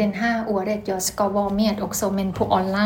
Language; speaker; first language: Swedish; non-native, learner; Thai